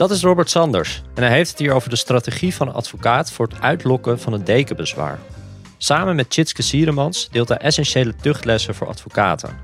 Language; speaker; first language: Dutch; native; Dutch